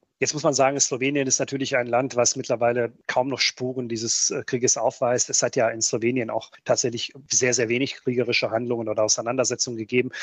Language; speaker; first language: German; early bilingual, other home language; Bosnian